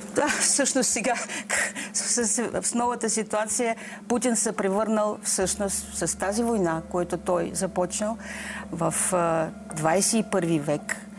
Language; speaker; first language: Bulgarian; non-native, fluent; Russian